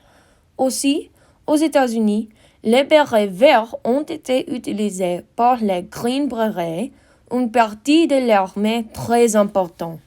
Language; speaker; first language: French; non-native, learner; English